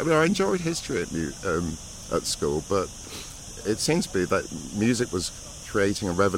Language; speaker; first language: English; native; English